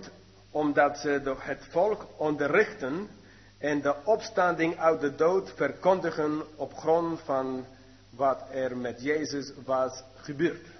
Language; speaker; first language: Dutch; non-native, fluent; English